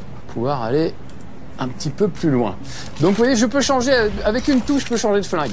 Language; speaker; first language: French; native; French